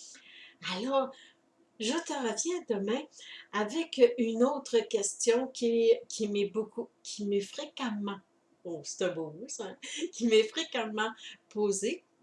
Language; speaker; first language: French; native; French